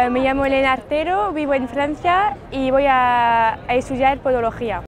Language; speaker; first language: Spanish; early bilingual, heritage; French